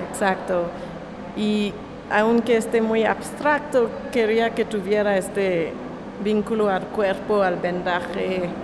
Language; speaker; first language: Spanish; non-native, fluent; French